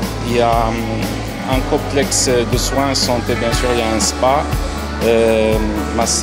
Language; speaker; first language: French; non-native, local second language; Arabic